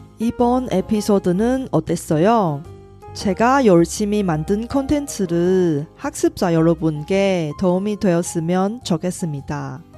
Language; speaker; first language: Korean; non-native, fluent; Chinese